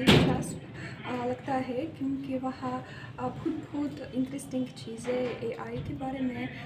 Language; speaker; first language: Hindi; non-native, learner; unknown